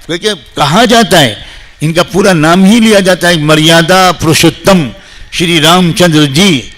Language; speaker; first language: Urdu; native; Urdu